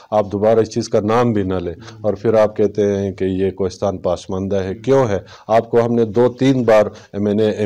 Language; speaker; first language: Urdu; non-native, local second language; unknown